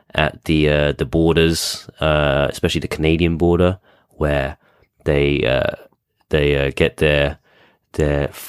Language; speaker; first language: English; native; English